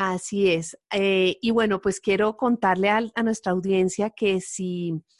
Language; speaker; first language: Spanish; native; Spanish